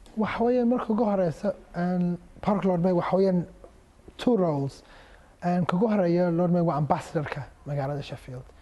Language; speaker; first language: Somali; early bilingual, heritage; Somali